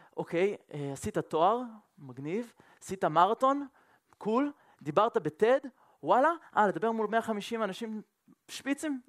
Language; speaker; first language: Hebrew; non-native, fluent; French